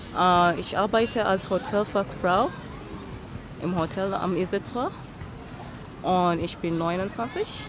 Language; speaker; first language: German; non-native, fluent; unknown